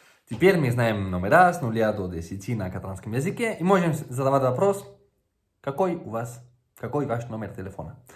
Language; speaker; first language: Russian; non-native, fluent; Catalan